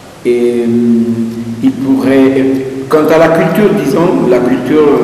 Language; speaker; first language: French; non-native, fluent; Spanish